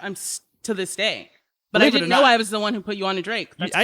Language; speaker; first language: English; native; English